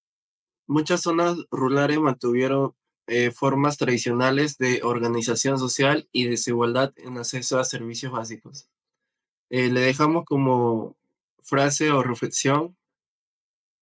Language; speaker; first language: Spanish; native; Spanish